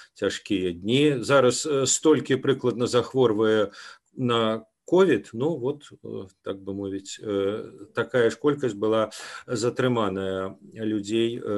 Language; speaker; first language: Belarusian; non-native, local second language; Russian